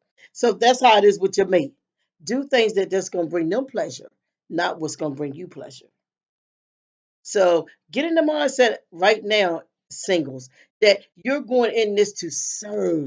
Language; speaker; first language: English; native; English